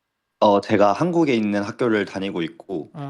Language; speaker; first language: Korean; native; Korean